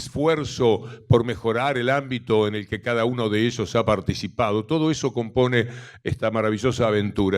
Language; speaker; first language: Spanish; native; Spanish